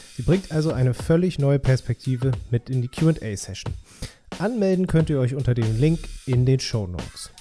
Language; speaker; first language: German; native; German